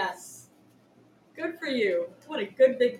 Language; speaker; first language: English; native; English